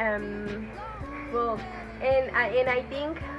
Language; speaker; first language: English; non-native, learner; Spanish